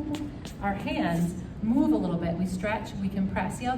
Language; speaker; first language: English; native; English